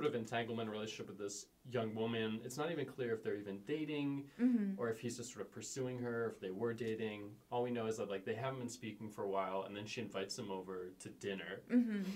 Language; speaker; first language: English; native; English